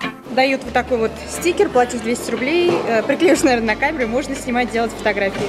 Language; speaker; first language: Russian; native; Russian